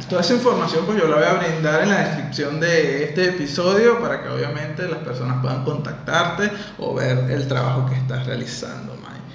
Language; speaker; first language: Spanish; native; Spanish